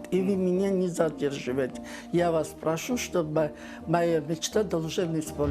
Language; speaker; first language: Russian; non-native, learner; Georgian